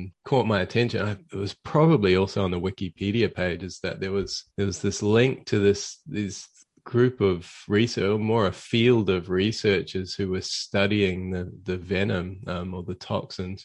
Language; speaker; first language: English; native; English